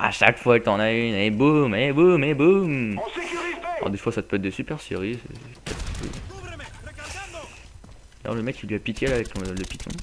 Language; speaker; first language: French; native; French